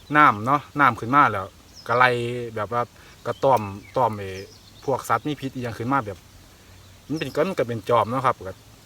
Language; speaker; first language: Thai; native; Thai